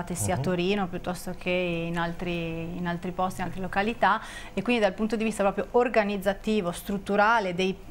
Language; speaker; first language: Italian; native; Italian